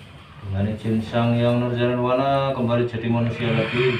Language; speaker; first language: Indonesian; non-native, local second language; Javanese